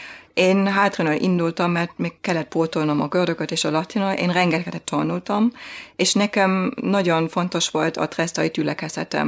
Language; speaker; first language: Hungarian; non-native, fluent; German